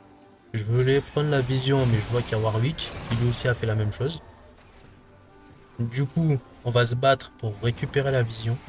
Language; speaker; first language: French; native; French